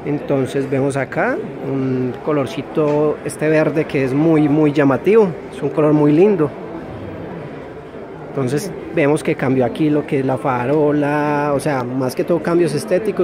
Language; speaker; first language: Spanish; native; Spanish